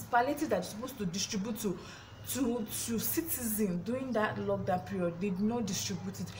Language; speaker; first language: English; non-native, local second language; Yoruba